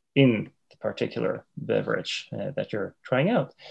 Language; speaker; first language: English; non-native, fluent; Swedish